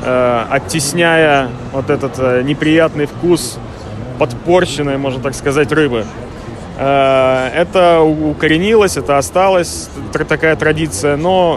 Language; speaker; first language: Russian; native; Russian